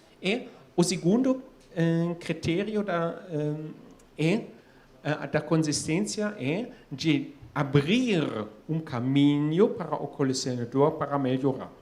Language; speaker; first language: Portuguese; non-native, fluent; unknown